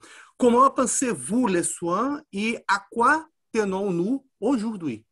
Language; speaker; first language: French; non-native, fluent; Portuguese